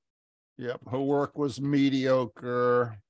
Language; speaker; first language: English; native; English